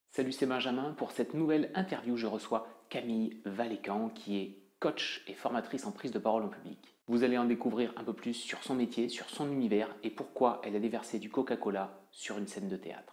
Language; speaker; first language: French; native; French